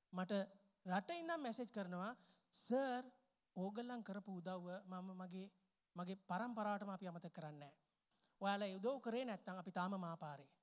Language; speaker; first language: Sinhala; non-native, local second language; Tamil